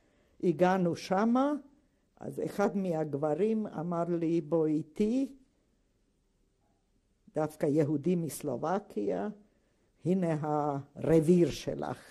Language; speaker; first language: Hebrew; non-native, fluent; Hungarian